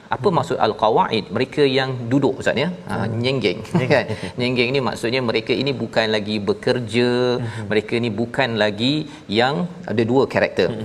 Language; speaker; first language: Malay; native; Malay